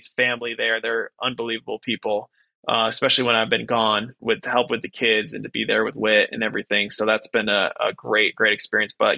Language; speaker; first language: English; native; English